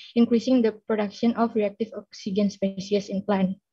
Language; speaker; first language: English; non-native, fluent; Indonesian